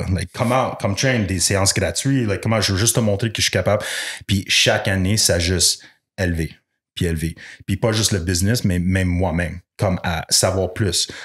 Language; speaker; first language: French; non-native, local second language; English